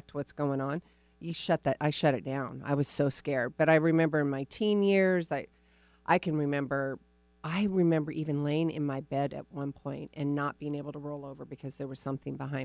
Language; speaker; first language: English; native; English